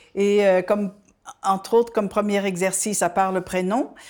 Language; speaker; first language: French; non-native, fluent; Dutch